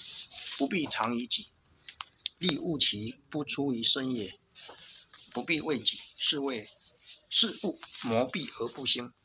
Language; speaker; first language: Chinese; native; Chinese